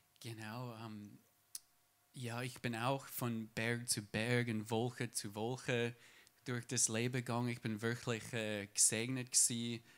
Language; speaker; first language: German; non-native, fluent; English